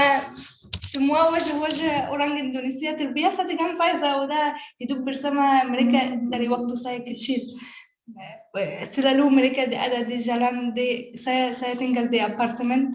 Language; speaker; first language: Indonesian; non-native, learner; Arabic